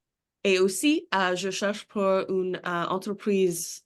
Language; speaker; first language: French; non-native, learner; English